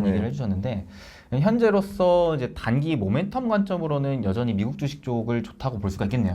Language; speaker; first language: Korean; native; Korean